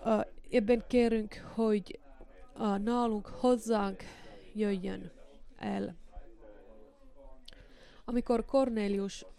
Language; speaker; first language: Hungarian; non-native, learner; Finnish